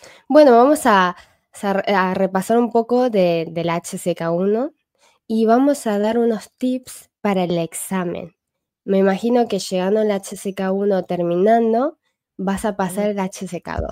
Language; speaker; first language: Spanish; non-native, fluent; Chinese